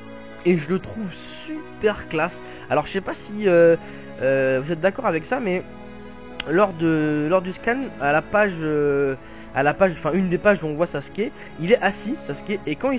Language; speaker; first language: French; native; French